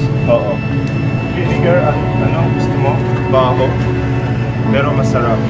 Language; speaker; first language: Filipino; non-native, learner; Arabic